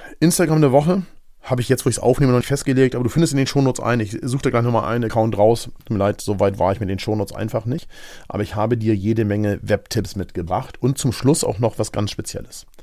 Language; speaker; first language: German; native; German